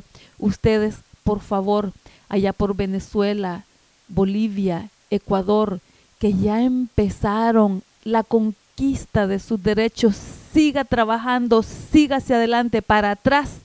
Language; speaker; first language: Spanish; native; Spanish